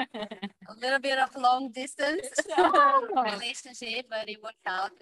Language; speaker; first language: English; non-native, fluent; Portuguese